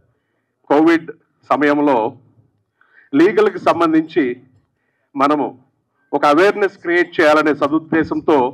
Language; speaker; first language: Telugu; native; Telugu